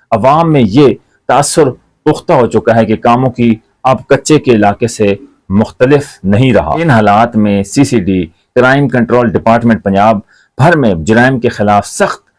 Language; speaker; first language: Urdu; non-native, local second language; Punjabi